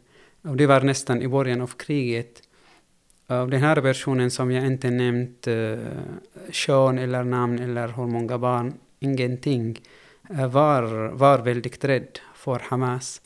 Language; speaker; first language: Swedish; non-native, fluent; Arabic